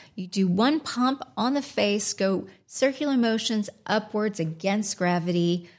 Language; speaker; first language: English; native; English